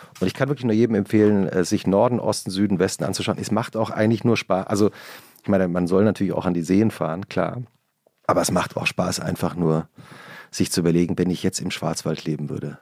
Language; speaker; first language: German; native; German